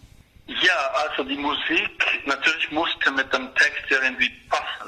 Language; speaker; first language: German; non-native, fluent; Spanish